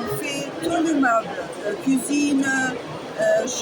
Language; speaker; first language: French; non-native, learner; Portuguese